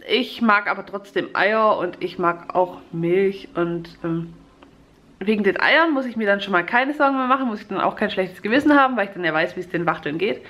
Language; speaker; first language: German; native; German